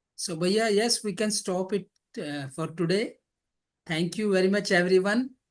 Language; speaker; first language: English; non-native, local second language; Hindi